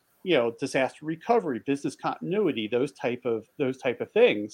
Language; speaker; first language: English; native; English